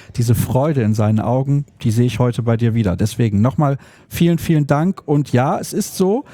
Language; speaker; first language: German; native; German